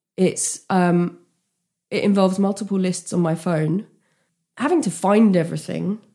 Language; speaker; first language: English; native; English